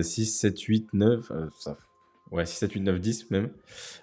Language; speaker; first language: French; native; French